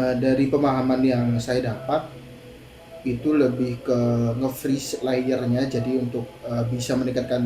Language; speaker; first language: Indonesian; native; Indonesian